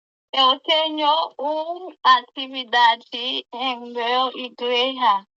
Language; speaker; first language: Portuguese; non-native, learner; Haitian Creole